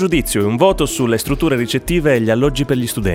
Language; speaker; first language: Italian; native; Italian